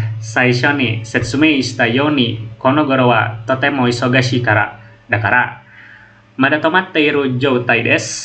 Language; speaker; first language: Japanese; non-native, learner; Indonesian